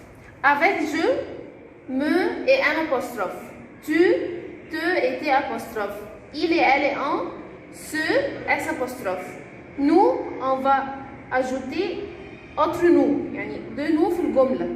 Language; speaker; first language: French; non-native, fluent; Arabic